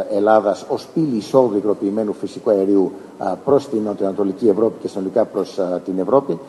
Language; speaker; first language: Greek; native; Greek